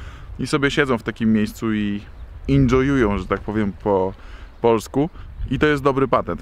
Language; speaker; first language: Polish; native; Polish